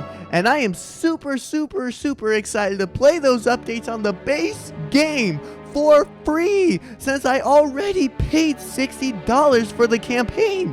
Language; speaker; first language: English; native; English